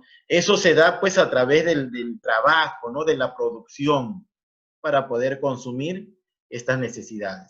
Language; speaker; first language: Spanish; native; Spanish